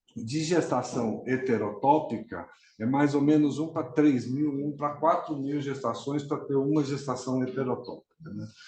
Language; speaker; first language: Portuguese; native; Portuguese